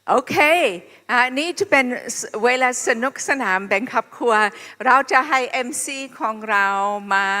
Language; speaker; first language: Thai; non-native, fluent; English